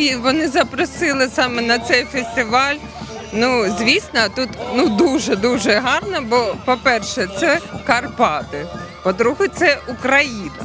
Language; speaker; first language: Ukrainian; non-native, local second language; Russian